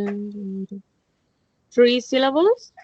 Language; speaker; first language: English; non-native, learner; Spanish